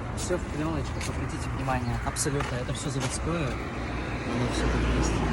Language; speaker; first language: Russian; native; Russian